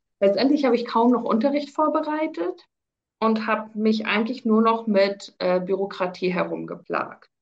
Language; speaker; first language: German; early bilingual, other home language; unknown